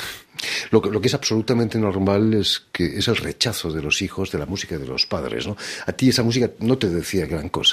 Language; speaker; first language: Spanish; native; Spanish